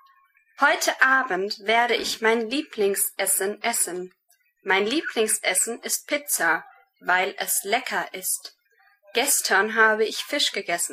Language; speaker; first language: German; non-native, learner; English